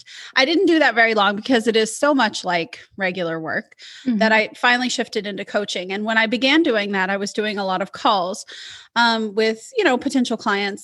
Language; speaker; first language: English; native; English